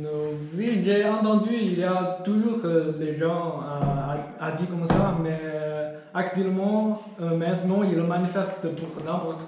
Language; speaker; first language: French; non-native, learner; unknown